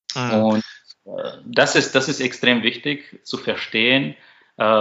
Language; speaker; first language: German; non-native, fluent; Slovak